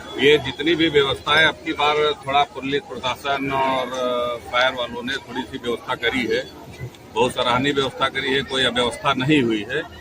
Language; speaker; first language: Hindi; native; Hindi